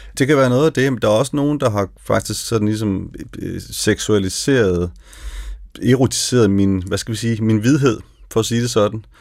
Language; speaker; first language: Danish; native; Danish